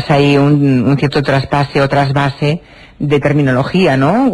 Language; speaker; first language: Spanish; native; Spanish